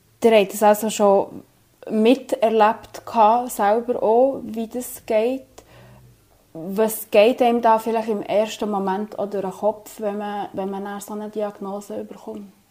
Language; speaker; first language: German; native; German